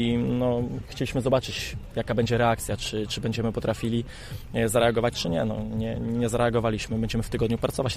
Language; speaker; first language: Polish; native; Polish